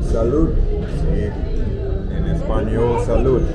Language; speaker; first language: Spanish; non-native, learner; English